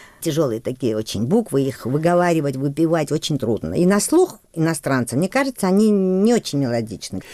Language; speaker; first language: Russian; non-native, local second language; Georgian